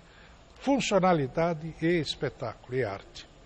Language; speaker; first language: Portuguese; native; Portuguese